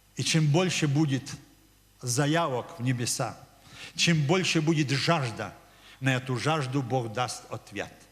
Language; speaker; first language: Russian; non-native, local second language; Ukrainian